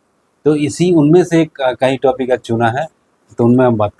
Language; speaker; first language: Hindi; non-native, local second language; Bangla